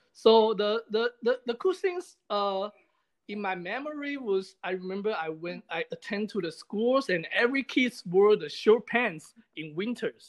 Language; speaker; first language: English; non-native, fluent; Chinese